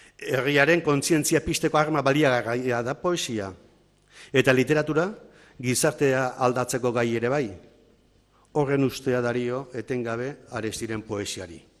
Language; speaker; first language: Basque; native; Basque